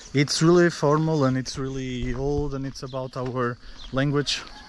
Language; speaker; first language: English; non-native, fluent; Portuguese